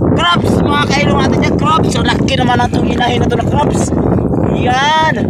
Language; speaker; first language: Filipino; non-native, local second language; Cebuano